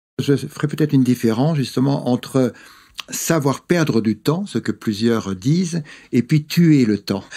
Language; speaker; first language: French; native; French